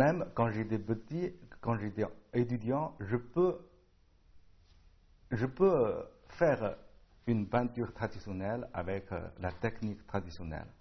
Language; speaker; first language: French; non-native, learner; Chinese